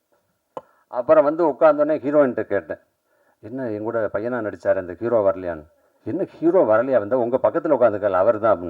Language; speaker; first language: Tamil; native; Tamil